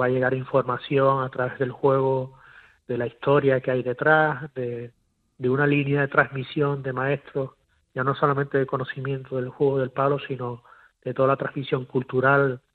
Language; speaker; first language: Spanish; native; Spanish